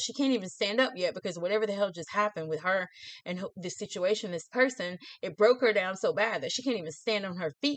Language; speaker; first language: English; native; English